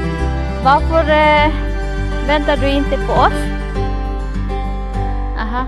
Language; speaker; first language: Swedish; non-native, learner; Filipino